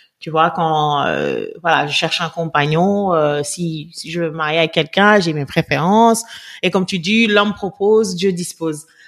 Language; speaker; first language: French; non-native, local second language; Wolof